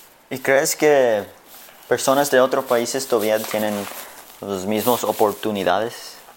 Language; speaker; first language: Spanish; early bilingual, heritage; Spanish